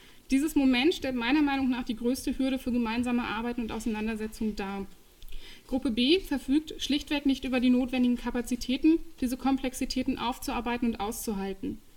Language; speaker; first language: German; native; German